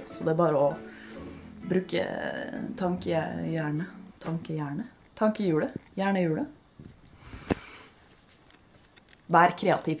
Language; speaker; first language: Norwegian; native; Norwegian